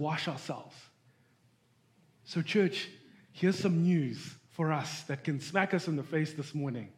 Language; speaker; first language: English; non-native, local second language; Shona